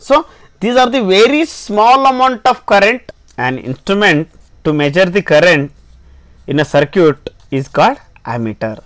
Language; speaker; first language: English; non-native, local second language; Kannada